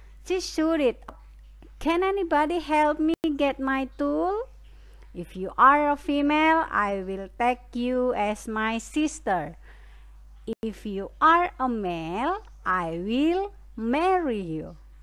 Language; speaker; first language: English; non-native, fluent; Indonesian